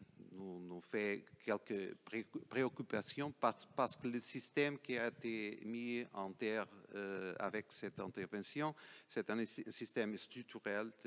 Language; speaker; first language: French; non-native, fluent; Portuguese